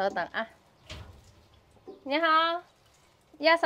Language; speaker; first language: Chinese; non-native, fluent; Indonesian